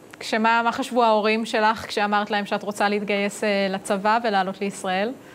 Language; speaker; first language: Hebrew; native; Hebrew